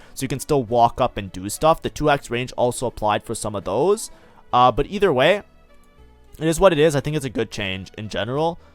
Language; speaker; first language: English; native; English